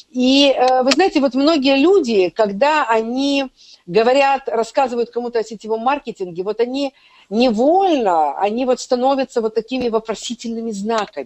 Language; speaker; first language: Russian; native; Russian